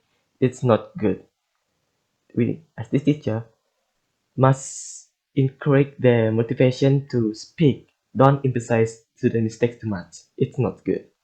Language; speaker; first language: English; non-native, learner; Indonesian